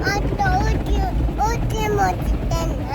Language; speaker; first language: Japanese; early bilingual, other home language; Filipino